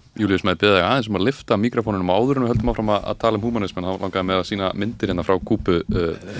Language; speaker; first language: Icelandic; native; Icelandic